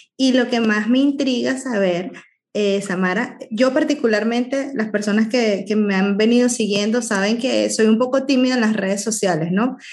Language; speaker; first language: Spanish; native; Spanish